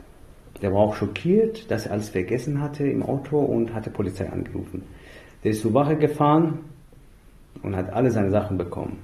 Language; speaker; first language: German; non-native, fluent; Persian